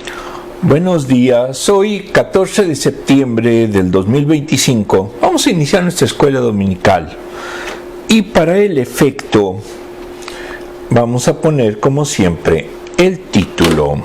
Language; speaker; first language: Spanish; native; Spanish